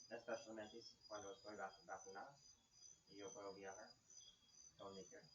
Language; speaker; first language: Spanish; non-native, fluent; English